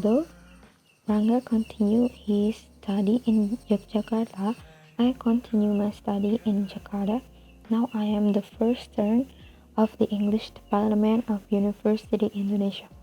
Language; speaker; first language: English; non-native, fluent; Indonesian